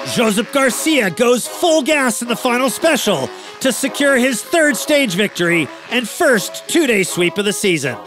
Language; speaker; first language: English; non-native, fluent; Portuguese